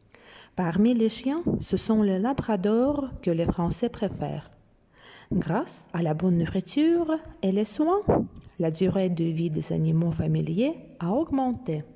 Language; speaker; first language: French; non-native, fluent; Russian